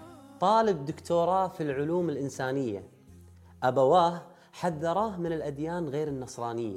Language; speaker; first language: Arabic; native; Arabic